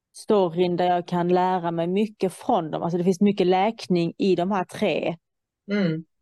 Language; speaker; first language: Swedish; non-native, fluent; Persian